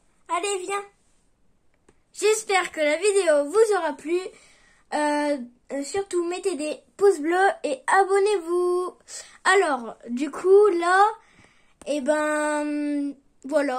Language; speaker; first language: French; native; French